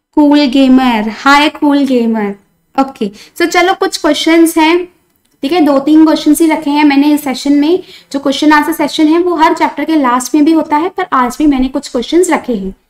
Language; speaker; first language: Hindi; non-native, local second language; Marathi